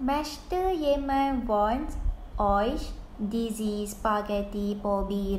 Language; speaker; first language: German; non-native, learner; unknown